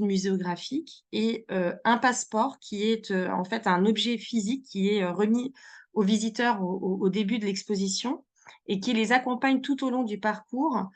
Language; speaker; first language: French; native; French